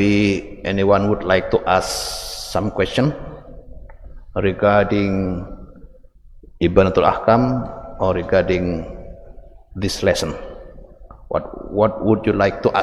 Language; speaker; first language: English; non-native, fluent; Indonesian